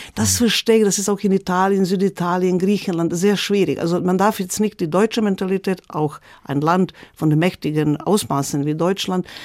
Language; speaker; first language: German; non-native, fluent; Croatian